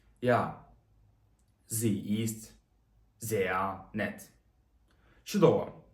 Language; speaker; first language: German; non-native, fluent; Ukrainian